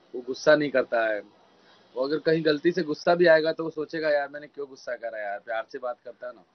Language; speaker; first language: Hindi; native; Hindi